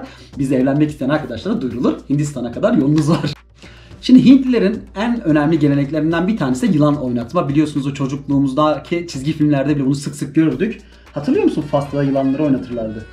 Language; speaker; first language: Turkish; native; Turkish